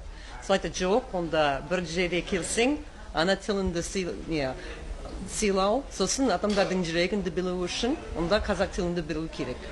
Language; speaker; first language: Kazakh; non-native, fluent; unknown